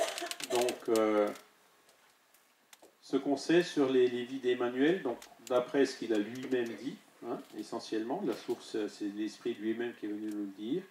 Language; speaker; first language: French; native; French